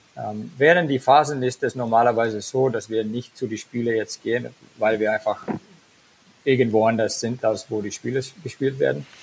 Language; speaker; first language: German; non-native, fluent; Finnish